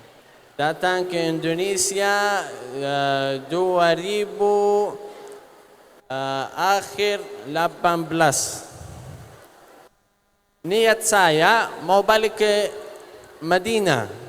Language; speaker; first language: Indonesian; non-native, learner; Arabic